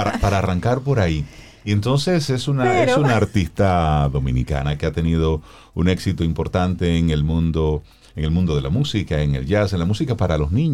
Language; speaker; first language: Spanish; native; Spanish